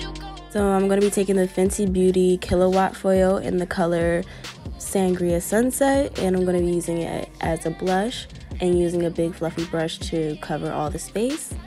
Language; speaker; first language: English; native; English